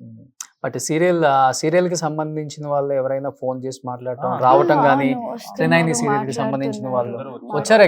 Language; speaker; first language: Telugu; native; Telugu